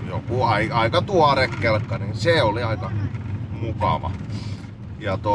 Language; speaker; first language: Finnish; native; Finnish